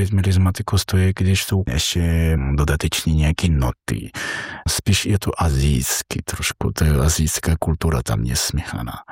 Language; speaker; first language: Czech; non-native, learner; Georgian